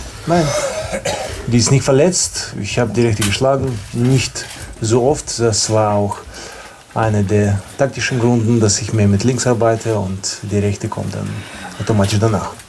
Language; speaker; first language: German; non-native, fluent; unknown